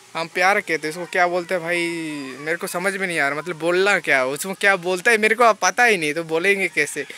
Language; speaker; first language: Hindi; non-native, local second language; Bangla